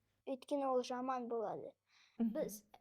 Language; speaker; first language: Kazakh; non-native, local second language; Russian